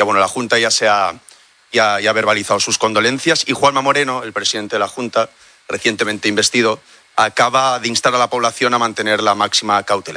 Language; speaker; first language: Spanish; native; Spanish